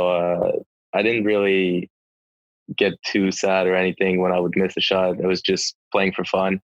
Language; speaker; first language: English; non-native, local second language; French